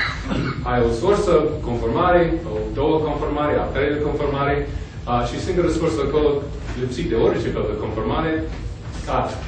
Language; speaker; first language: Romanian; non-native, fluent; English